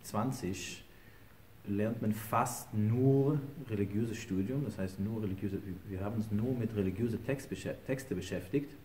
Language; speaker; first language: German; non-native, fluent; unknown